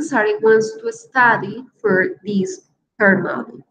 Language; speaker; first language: English; non-native, fluent; Spanish